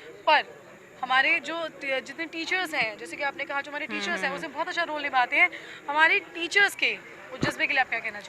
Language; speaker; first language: Hindi; native; Hindi